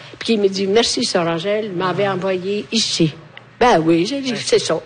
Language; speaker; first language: French; non-native, fluent; Italian